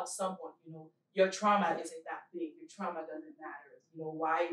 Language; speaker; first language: English; early bilingual, other home language; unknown